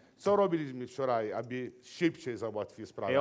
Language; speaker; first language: Polish; non-native, learner; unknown